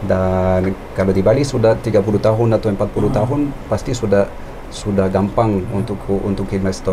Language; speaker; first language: Indonesian; non-native, fluent; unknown